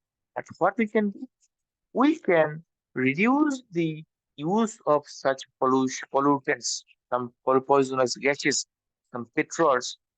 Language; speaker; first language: English; non-native, local second language; Bangla